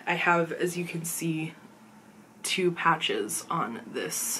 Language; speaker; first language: English; native; English